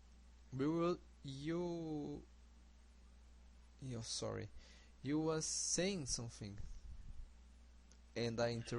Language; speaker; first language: English; non-native, learner; Portuguese